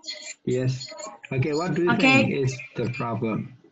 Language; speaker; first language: English; non-native, local second language; Indonesian